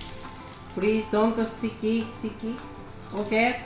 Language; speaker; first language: English; non-native, learner; Japanese